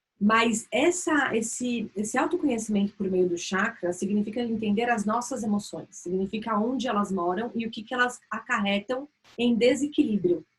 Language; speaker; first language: Portuguese; native; Portuguese